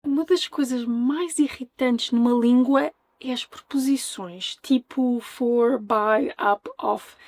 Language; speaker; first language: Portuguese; native; Portuguese